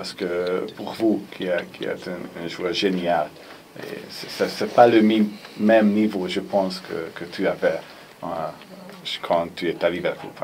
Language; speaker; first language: French; non-native, fluent; Hungarian